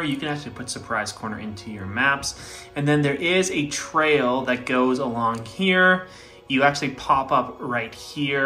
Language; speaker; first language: English; native; English